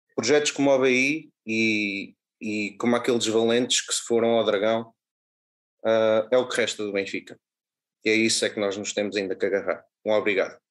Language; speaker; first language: Portuguese; native; Portuguese